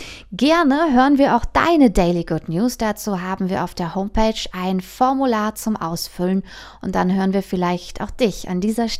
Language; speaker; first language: German; native; German